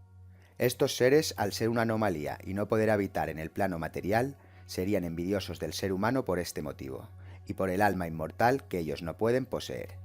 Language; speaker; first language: Spanish; native; Spanish